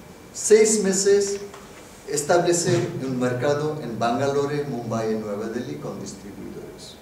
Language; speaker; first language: Spanish; non-native, fluent; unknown